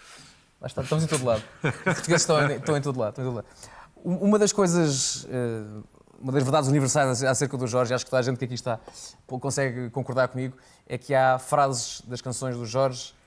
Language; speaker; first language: Portuguese; native; Portuguese